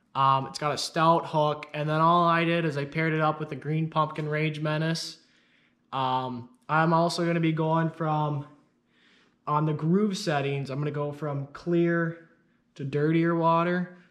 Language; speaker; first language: English; native; English